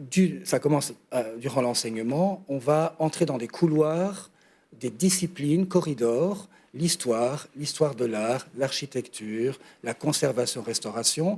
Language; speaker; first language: French; native; French